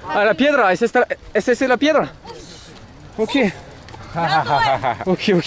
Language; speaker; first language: Spanish; non-native, learner; French